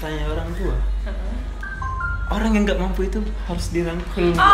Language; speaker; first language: Indonesian; native; Indonesian